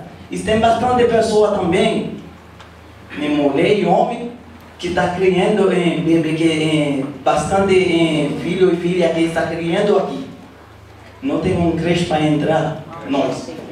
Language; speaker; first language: Portuguese; non-native, learner; Haitian Creole